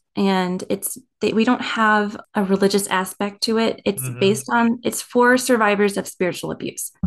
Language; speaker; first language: English; native; English